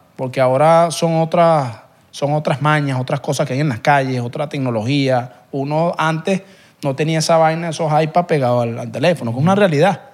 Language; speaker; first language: Spanish; native; Spanish